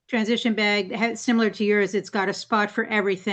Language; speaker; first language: English; native; English